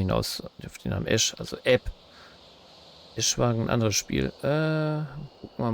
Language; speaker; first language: German; native; German